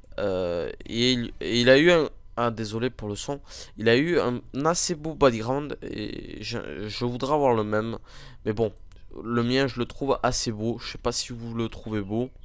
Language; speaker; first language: French; native; French